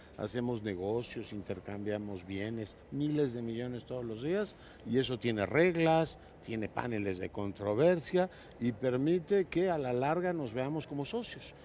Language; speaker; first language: Spanish; native; Spanish